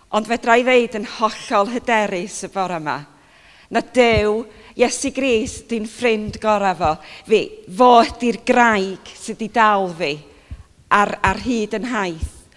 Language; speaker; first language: Welsh; native; Welsh